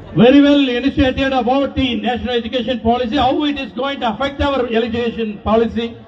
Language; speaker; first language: English; non-native, local second language; Tamil